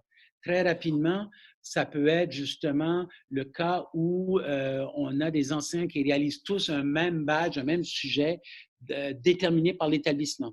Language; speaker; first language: French; native; French